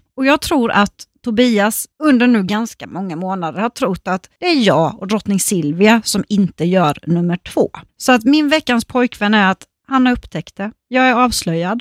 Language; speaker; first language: Swedish; native; Swedish